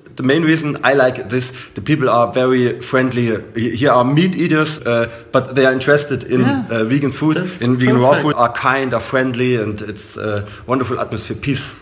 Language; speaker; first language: English; non-native, learner; German